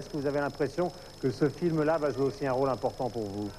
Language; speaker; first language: French; native; French